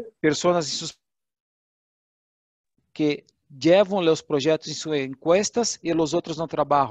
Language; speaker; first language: Portuguese; non-native, learner; Spanish